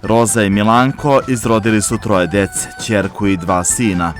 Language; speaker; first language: Bosnian; native; Bosnian